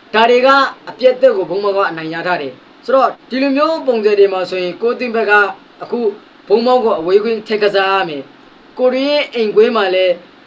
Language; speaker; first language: Burmese; native; Burmese